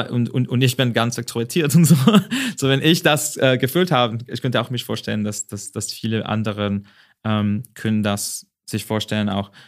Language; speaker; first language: German; non-native, fluent; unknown